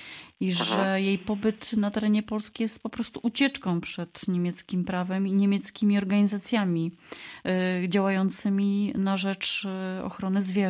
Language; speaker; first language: Polish; native; Polish